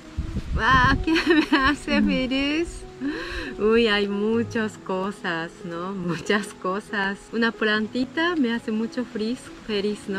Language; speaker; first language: Spanish; non-native, learner; Japanese